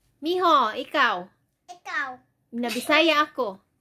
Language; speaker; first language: Cebuano; non-native, learner; English